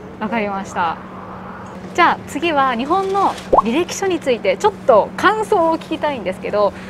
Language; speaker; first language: Japanese; native; Japanese